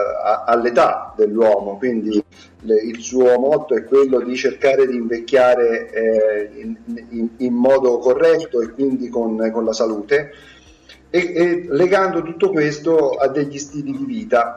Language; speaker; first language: Italian; native; Italian